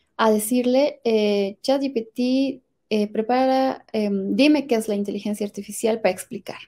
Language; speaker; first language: Spanish; native; Spanish